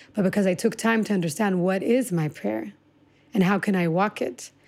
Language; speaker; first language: English; early bilingual, other home language; Hebrew